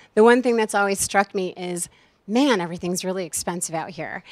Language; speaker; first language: English; native; English